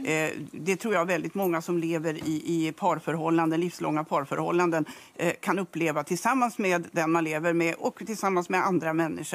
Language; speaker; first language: Swedish; native; Swedish